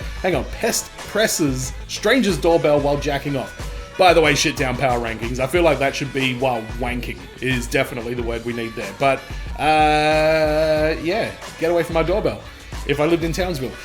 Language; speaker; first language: English; native; English